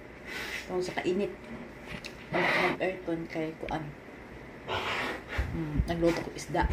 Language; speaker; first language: Filipino; non-native, local second language; Cebuano